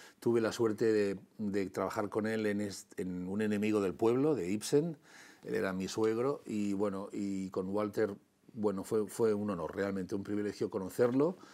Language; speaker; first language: Spanish; non-native, local second language; Catalan